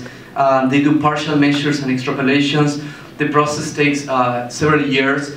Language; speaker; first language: English; non-native, fluent; Spanish